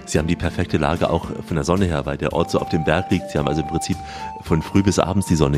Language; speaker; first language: German; native; German